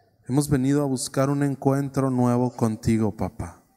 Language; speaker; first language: Spanish; native; Spanish